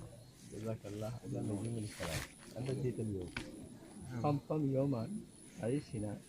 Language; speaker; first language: Arabic; non-native, fluent; Rohingya